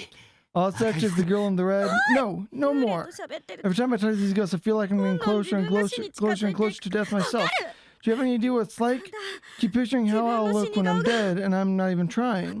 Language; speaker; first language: English; native; English